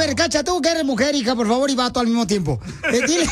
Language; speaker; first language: Spanish; native; Spanish